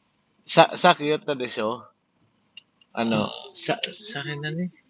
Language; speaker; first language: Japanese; non-native, learner; Filipino